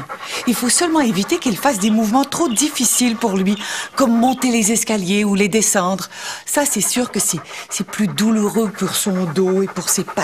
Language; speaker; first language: French; native; French